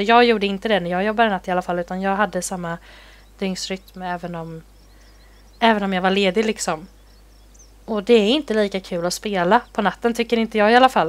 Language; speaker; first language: Swedish; native; Swedish